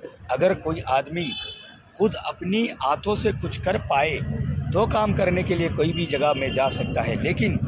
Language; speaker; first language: Hindi; non-native, local second language; Bangla